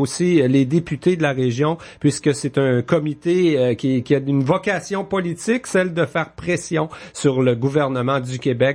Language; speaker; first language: French; native; French